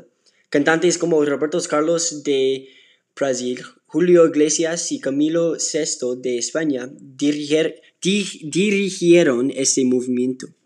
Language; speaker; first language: Spanish; non-native, learner; English